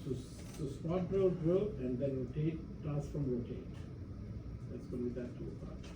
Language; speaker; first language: English; non-native, fluent; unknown